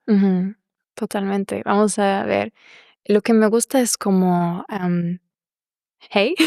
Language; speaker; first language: Spanish; non-native, fluent; German